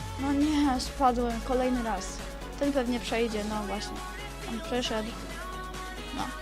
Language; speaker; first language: Polish; native; Polish